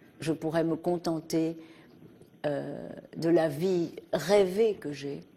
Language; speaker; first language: French; early bilingual, heritage; French